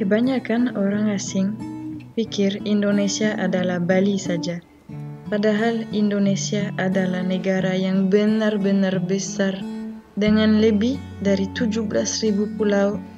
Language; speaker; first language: Indonesian; non-native, fluent; French